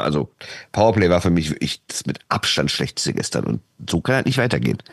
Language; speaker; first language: German; native; German